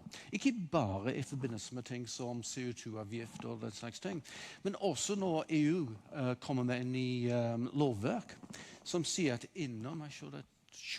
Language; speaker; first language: Norwegian; non-native, fluent; English